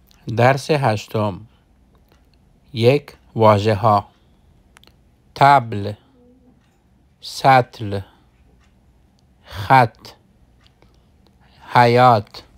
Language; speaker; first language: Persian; non-native, fluent; Urdu